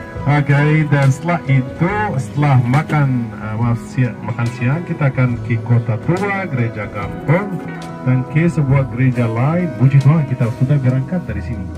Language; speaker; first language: Indonesian; non-native, fluent; Arabic